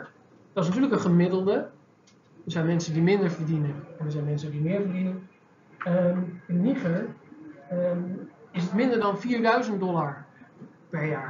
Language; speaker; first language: Dutch; native; Dutch